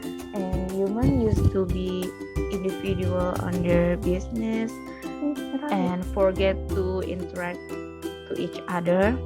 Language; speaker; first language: English; non-native, learner; Indonesian